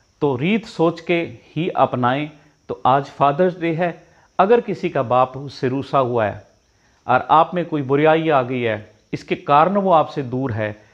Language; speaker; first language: Hindi; non-native, local second language; Punjabi